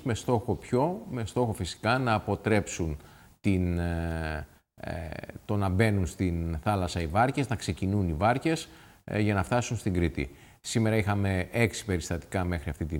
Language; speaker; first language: Greek; native; Greek